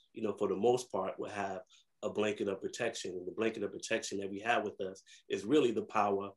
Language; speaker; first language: English; native; English